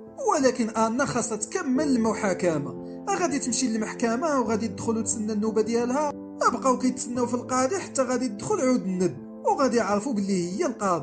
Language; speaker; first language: Arabic; native; Arabic